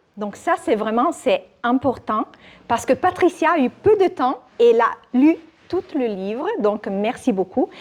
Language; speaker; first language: French; non-native, fluent; Italian